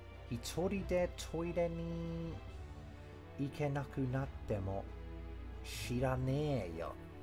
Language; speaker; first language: Japanese; non-native, fluent; English